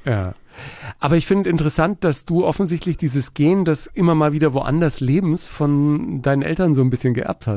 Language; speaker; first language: German; native; German